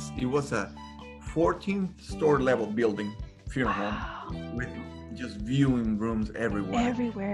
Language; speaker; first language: English; non-native, fluent; Spanish